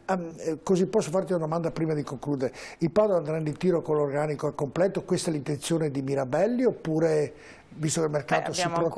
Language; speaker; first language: Italian; native; Italian